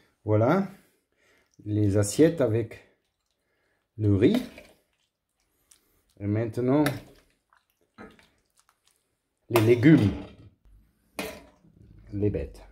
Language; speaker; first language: French; non-native, learner; German